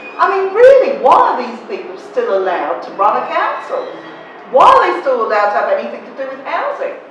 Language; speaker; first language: English; native; English